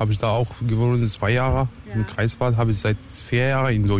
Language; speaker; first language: German; non-native, learner; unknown